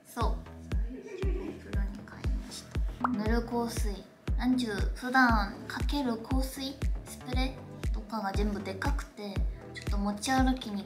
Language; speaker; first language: Japanese; non-native, fluent; Korean